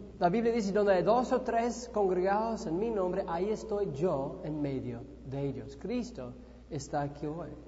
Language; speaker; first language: Spanish; non-native, fluent; English